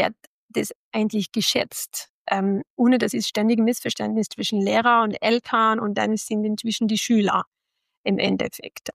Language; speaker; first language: German; non-native, fluent; Arabic